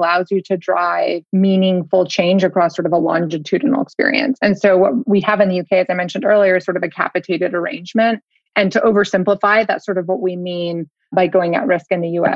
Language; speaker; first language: English; native; English